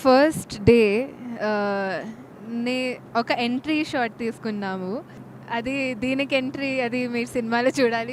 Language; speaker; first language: Telugu; non-native, fluent; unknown